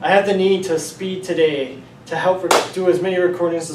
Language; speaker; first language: English; native; English